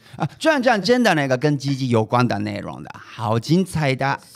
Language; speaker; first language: Chinese; non-native, fluent; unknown